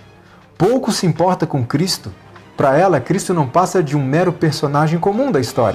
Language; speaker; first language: Portuguese; native; Portuguese